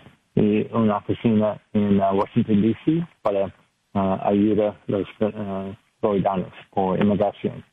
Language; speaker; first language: Spanish; non-native, learner; English